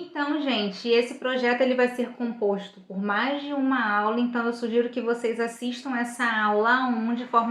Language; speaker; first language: Portuguese; native; Portuguese